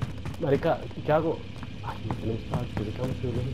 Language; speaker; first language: Spanish; native; Spanish